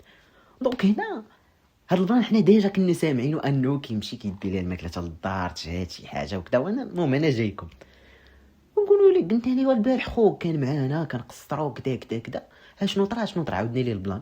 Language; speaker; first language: Arabic; native; Arabic